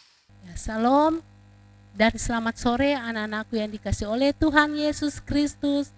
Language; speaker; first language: Indonesian; native; Indonesian